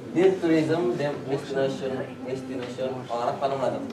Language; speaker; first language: Turkish; non-native, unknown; Indonesian